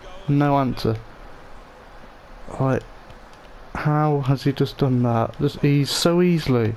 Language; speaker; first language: English; native; English